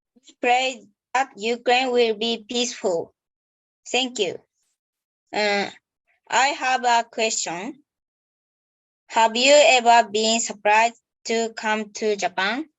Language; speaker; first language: English; non-native, learner; Japanese